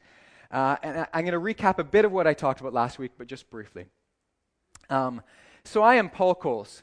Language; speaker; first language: English; native; English